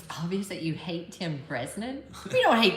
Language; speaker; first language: English; native; English